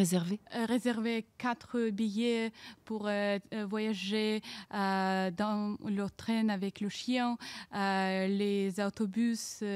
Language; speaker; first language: French; non-native, learner; Ukrainian